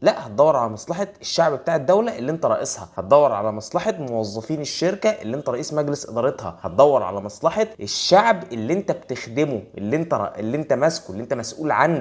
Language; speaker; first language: Arabic; native; Arabic